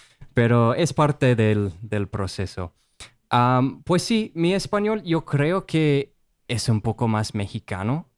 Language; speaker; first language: Spanish; non-native, fluent; English